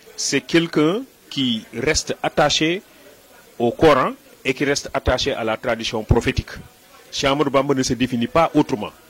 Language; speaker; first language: French; non-native, local second language; Wolof